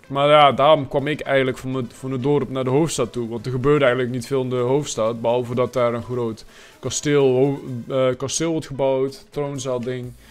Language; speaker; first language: Dutch; native; Dutch